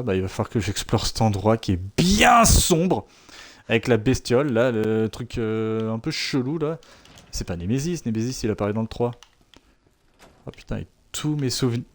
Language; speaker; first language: French; native; French